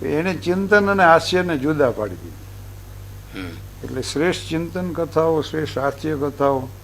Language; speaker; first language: Gujarati; native; Gujarati